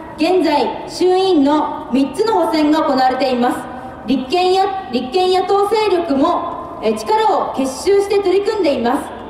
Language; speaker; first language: Japanese; native; Japanese